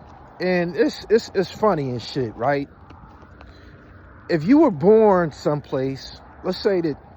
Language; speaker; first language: English; native; English